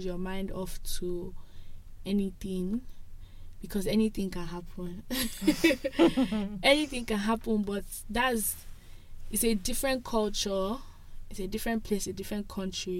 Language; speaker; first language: English; non-native, local second language; Yoruba